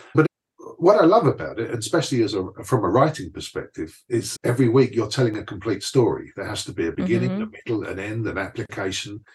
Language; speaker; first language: English; native; English